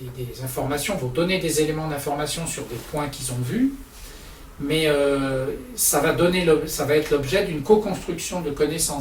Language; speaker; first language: French; native; French